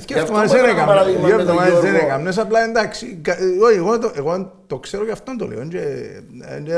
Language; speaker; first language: Greek; native; Greek